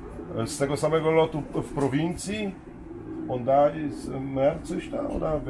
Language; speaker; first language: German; non-native, fluent; Polish